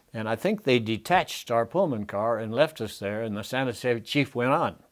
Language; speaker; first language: English; native; English